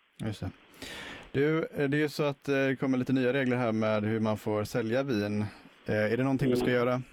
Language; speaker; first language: Swedish; native; Swedish